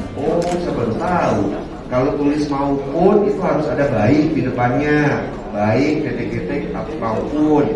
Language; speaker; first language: Indonesian; non-native, local second language; Minangkabau